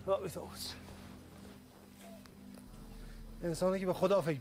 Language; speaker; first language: Swedish; non-native, learner; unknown